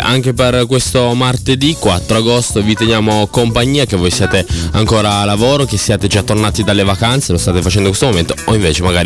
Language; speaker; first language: Italian; native; Italian